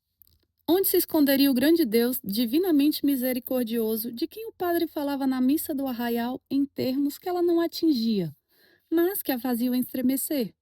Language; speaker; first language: Portuguese; native; Portuguese